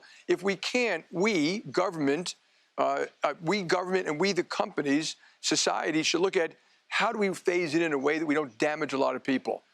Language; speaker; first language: English; native; English